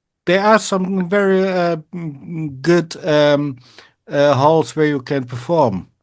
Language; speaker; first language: English; non-native, fluent; Dutch